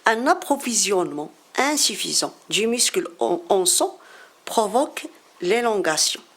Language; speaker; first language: French; non-native, local second language; Arabic